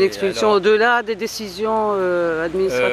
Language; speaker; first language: French; native; French